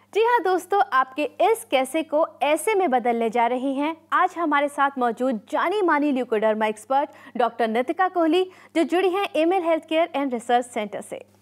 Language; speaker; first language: Hindi; native; Hindi